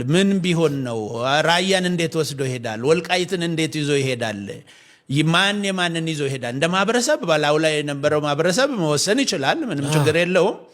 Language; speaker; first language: Amharic; non-native, local second language; Oromo